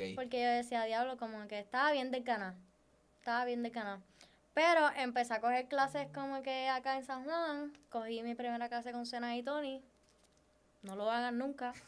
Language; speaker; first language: Spanish; native; Spanish